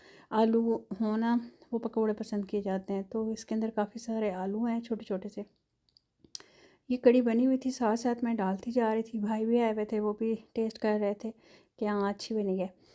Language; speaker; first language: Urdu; non-native, local second language; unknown